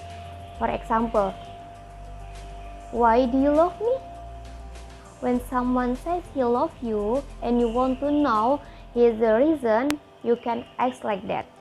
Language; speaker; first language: English; non-native, learner; Indonesian